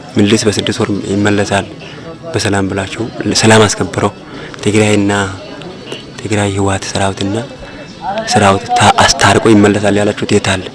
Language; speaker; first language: Amharic; non-native, local second language; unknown